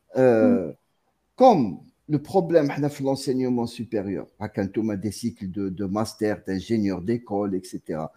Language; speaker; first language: French; non-native, local second language; Arabic